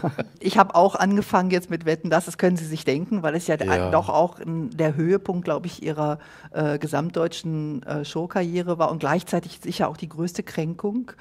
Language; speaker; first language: German; native; German